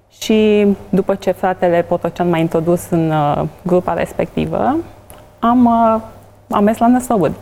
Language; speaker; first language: Romanian; native; Romanian